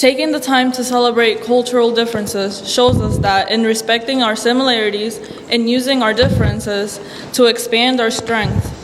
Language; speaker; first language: English; early bilingual, other home language; Spanish